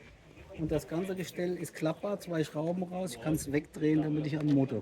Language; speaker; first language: German; native; German